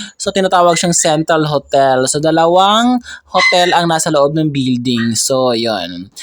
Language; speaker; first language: Filipino; native; Filipino